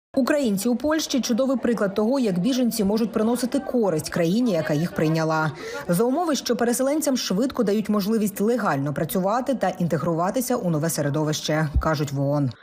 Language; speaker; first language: Ukrainian; native; Ukrainian